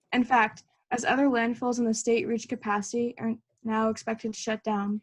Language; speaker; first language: English; native; English